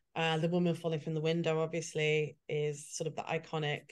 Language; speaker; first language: English; native; English